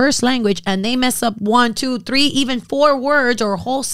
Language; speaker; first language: English; early bilingual, other home language; Spanish